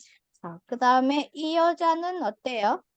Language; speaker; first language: Korean; non-native, fluent; Indonesian